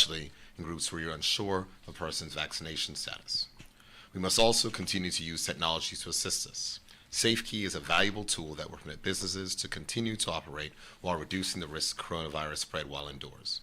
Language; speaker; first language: English; native; English